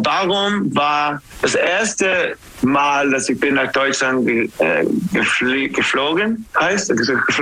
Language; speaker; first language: German; non-native, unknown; English